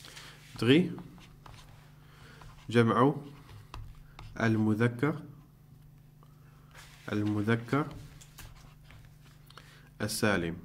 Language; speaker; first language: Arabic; non-native, fluent; Dutch